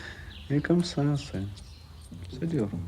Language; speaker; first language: French; non-native, learner; Russian